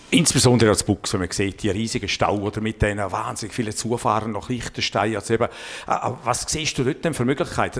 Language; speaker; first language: German; native; German